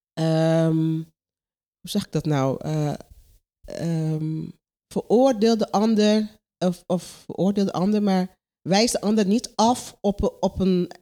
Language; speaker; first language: Dutch; non-native, local second language; Papiamento